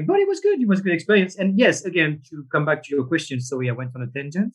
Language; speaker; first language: English; non-native, fluent; French